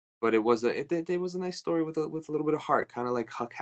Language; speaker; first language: English; native; English